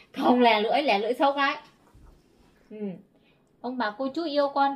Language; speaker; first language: Vietnamese; native; Vietnamese